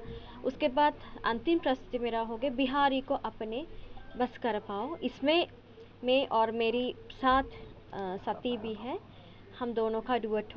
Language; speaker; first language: Hindi; non-native, fluent; Sinhala